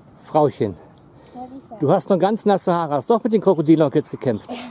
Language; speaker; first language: German; native; German